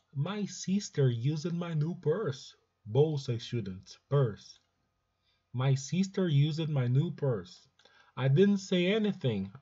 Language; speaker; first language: English; non-native, fluent; Portuguese